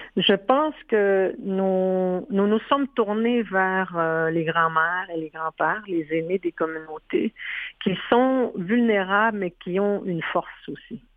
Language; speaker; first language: French; non-native, local second language; Innu-aimun